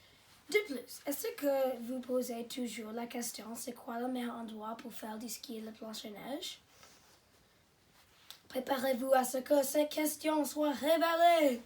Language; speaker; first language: French; non-native, learner; English